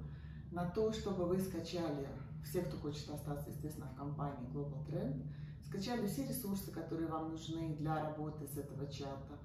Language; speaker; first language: Russian; native; Russian